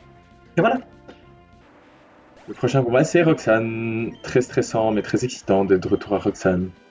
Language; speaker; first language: French; native; French